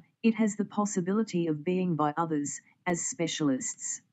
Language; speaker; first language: English; non-native, fluent; Portuguese